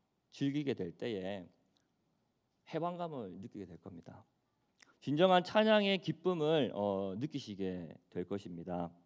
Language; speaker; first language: Korean; native; Korean